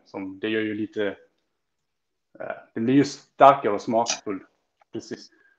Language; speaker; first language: Swedish; early bilingual, heritage; Swedish